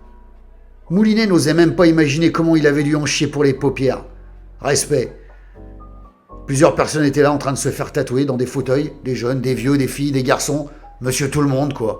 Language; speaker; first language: French; native; French